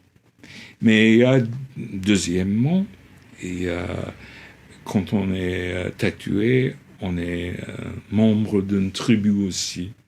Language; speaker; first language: French; non-native, fluent; English